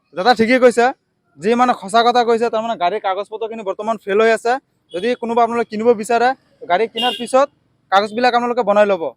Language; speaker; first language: Assamese; non-native, local second language; Bangla